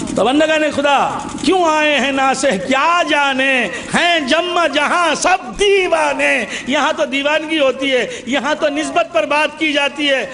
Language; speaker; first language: Urdu; native; Urdu